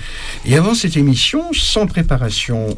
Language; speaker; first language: French; native; French